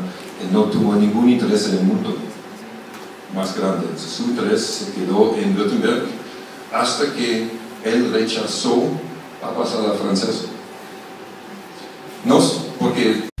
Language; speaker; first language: Spanish; non-native, fluent; German